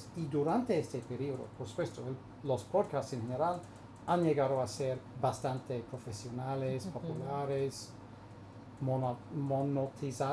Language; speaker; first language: Spanish; non-native, fluent; English